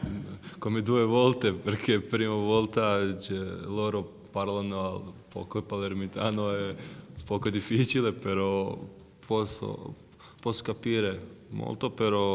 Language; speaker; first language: Italian; non-native, learner; Croatian